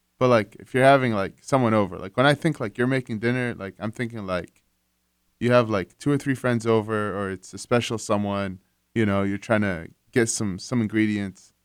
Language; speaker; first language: English; non-native, fluent; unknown